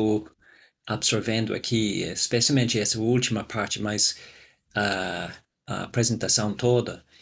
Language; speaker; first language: Portuguese; non-native, fluent; English